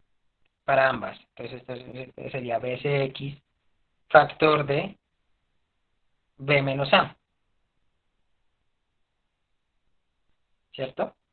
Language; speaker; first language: Spanish; native; Spanish